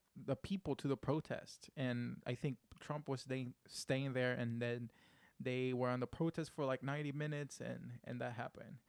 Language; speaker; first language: English; non-native, fluent; Spanish